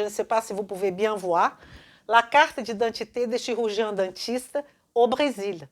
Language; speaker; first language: French; non-native, fluent; Portuguese